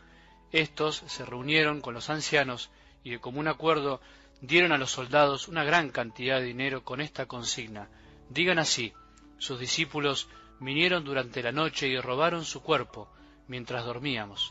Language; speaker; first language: Spanish; native; Spanish